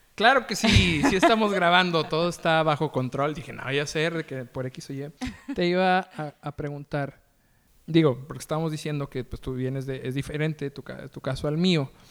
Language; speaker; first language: Spanish; native; Spanish